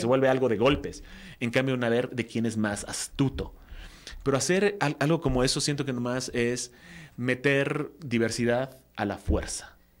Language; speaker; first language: Spanish; native; Spanish